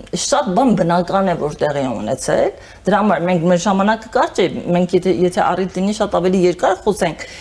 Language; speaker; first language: Armenian; early bilingual, heritage; Armenian